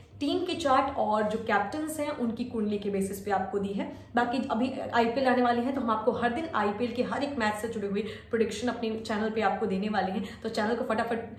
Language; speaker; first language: Hindi; native; Hindi